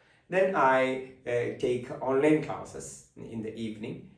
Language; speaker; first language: English; non-native, local second language; Malayalam